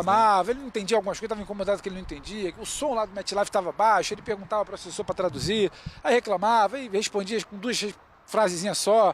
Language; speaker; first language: Portuguese; native; Portuguese